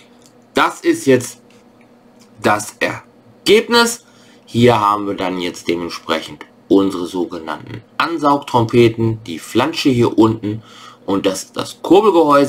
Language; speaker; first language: German; native; German